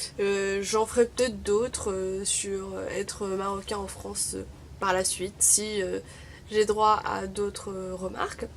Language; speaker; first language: French; non-native, local second language; Arabic